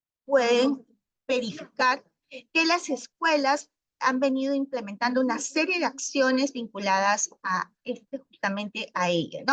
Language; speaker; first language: Spanish; native; Spanish